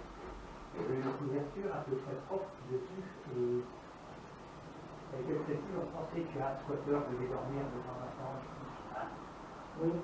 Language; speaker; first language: French; native; French